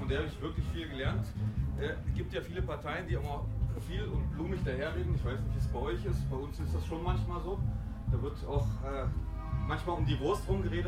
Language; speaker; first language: German; native; German